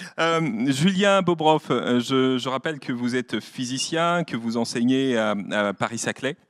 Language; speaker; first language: French; native; French